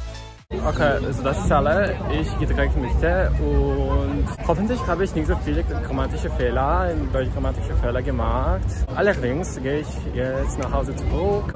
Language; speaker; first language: German; non-native, learner; Serbian